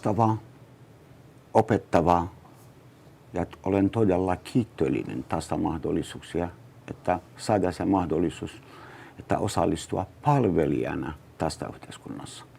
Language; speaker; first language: Finnish; non-native, learner; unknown